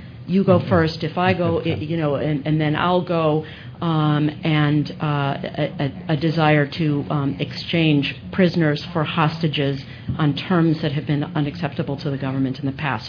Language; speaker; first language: English; native; English